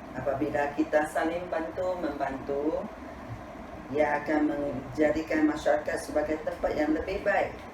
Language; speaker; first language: Malay; non-native, local second language; Tamil